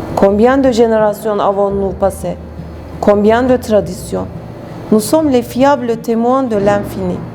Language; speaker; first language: French; non-native, fluent; Turkish